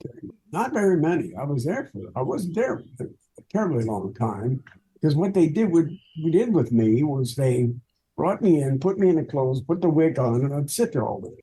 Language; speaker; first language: English; native; English